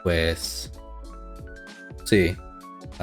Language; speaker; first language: Spanish; non-native, learner; English